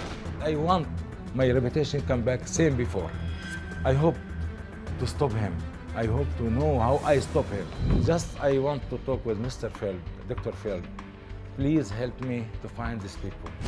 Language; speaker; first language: English; non-native, learner; Arabic